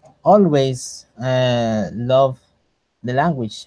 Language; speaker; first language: English; non-native, learner; Spanish